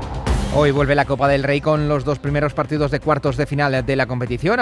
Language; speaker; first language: Spanish; native; Spanish